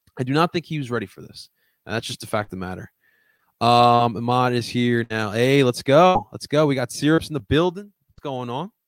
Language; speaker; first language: English; early bilingual, other home language; Spanish